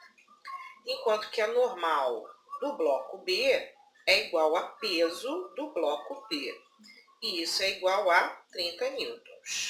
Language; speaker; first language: Portuguese; native; Portuguese